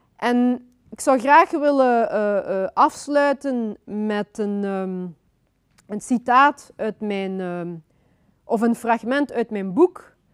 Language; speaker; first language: Dutch; early bilingual, other home language; Lingala